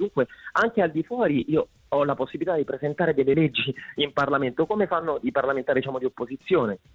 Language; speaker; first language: Italian; native; Italian